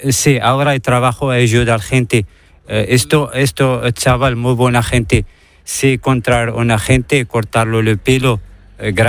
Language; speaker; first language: Spanish; non-native, learner; Arabic